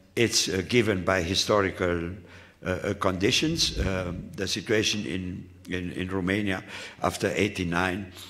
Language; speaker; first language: English; non-native, fluent; Romanian